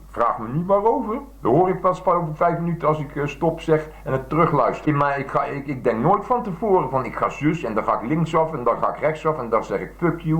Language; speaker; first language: Dutch; native; Dutch